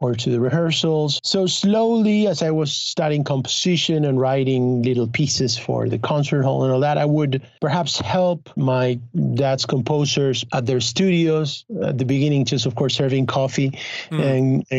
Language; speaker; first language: English; non-native, fluent; Spanish